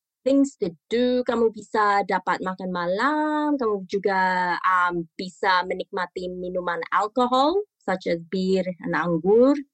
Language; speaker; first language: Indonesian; early bilingual, heritage; Indonesian